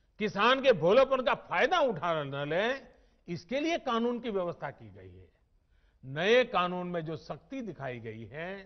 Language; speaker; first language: Hindi; non-native, local second language; Gujarati